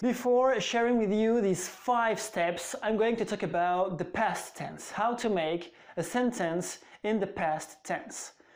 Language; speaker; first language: English; non-native, fluent; French